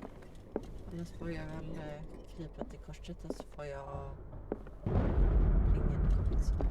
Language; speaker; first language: Swedish; native; Swedish